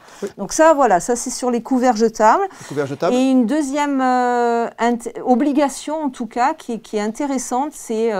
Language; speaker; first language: French; native; French